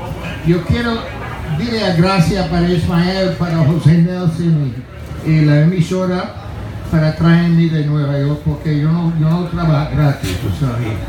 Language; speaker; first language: Spanish; non-native, fluent; English